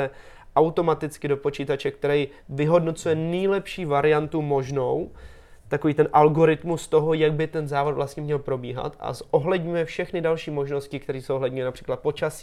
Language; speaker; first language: Czech; native; Czech